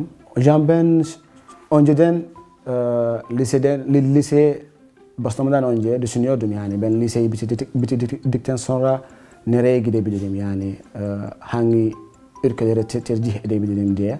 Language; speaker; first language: Turkish; non-native, fluent; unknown